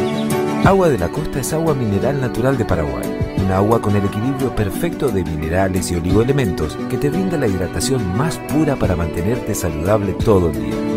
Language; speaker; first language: Spanish; native; Spanish